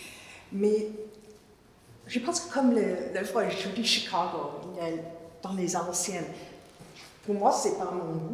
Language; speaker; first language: French; non-native, fluent; English